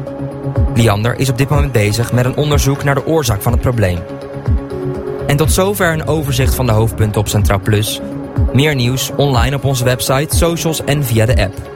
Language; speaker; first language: Dutch; native; Dutch